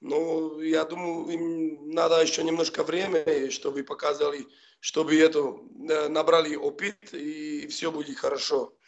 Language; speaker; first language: Russian; non-native, fluent; Slovak